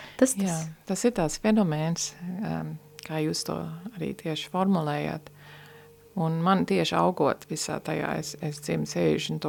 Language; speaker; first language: Latvian; early bilingual, heritage; Latvian